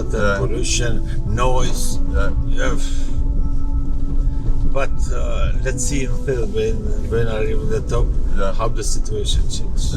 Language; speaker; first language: English; non-native, learner; Albanian